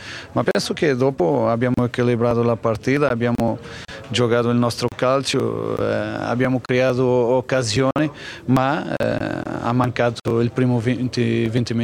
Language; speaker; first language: Italian; non-native, fluent; Portuguese